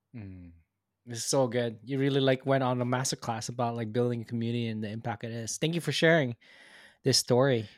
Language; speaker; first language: English; non-native, local second language; Filipino